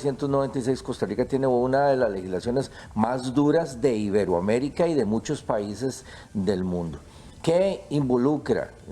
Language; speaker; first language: Spanish; native; Spanish